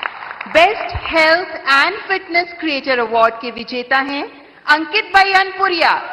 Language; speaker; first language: Hindi; native; Hindi